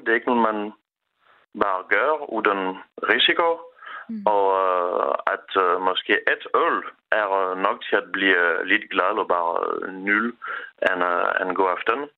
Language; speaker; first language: Danish; non-native, learner; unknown